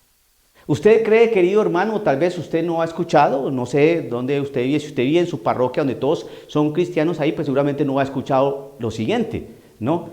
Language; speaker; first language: Spanish; native; Spanish